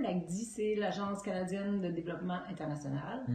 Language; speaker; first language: French; native; French